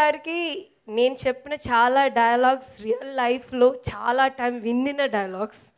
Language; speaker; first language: Telugu; non-native, learner; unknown